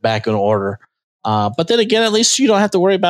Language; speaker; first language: English; native; English